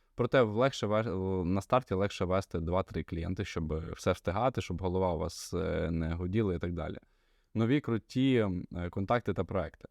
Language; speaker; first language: Ukrainian; non-native, local second language; Russian